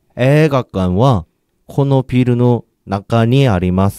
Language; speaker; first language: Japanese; non-native, learner; Korean